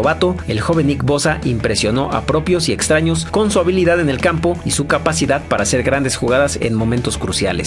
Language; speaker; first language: Spanish; native; Spanish